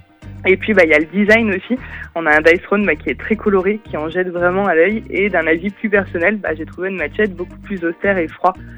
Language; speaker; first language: French; native; French